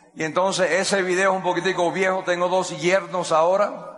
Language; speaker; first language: Spanish; non-native, fluent; English